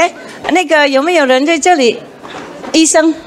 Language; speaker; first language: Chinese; non-native, fluent; Vietnamese